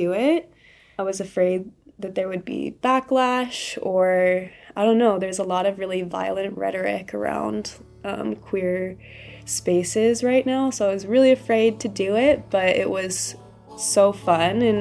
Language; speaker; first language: English; native; English